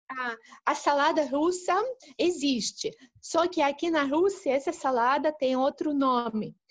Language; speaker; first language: Portuguese; non-native, fluent; Russian